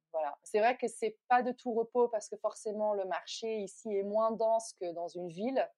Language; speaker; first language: French; non-native, fluent; Dutch